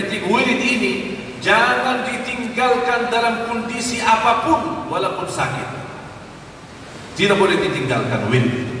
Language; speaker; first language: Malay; non-native, fluent; Arabic